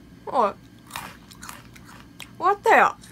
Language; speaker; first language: Portuguese; early bilingual, heritage; Portuguese